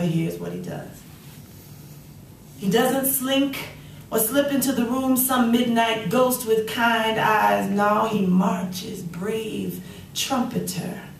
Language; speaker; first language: English; native; English